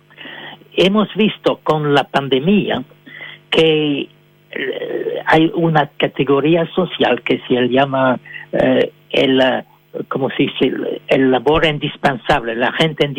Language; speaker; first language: Spanish; non-native, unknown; French